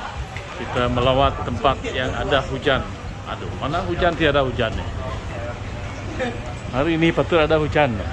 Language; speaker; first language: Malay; non-native, local second language; Iban